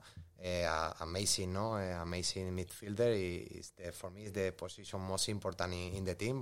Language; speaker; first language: English; non-native, learner; Spanish